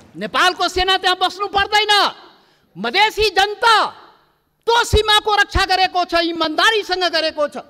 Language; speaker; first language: Nepali; non-native, local second language; Maithili